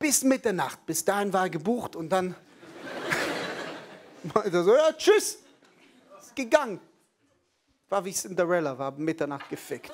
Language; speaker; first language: German; non-native, fluent; Hebrew